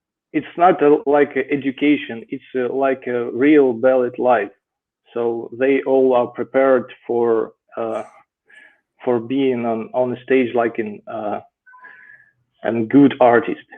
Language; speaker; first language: English; non-native, fluent; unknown